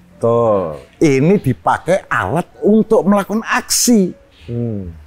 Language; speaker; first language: Indonesian; non-native, local second language; Javanese